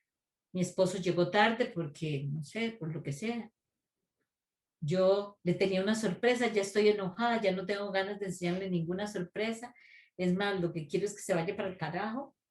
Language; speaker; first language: Spanish; native; Spanish